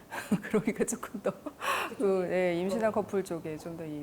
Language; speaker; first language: Korean; native; Korean